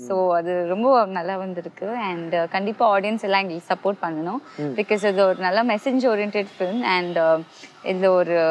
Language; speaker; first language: Tamil; non-native, fluent; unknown